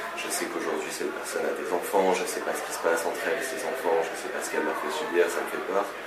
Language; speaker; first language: French; native; French